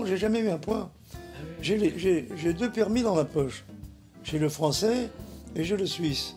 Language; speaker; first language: French; native; French